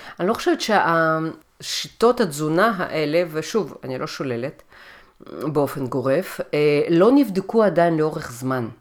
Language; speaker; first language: Hebrew; early bilingual, other home language; Russian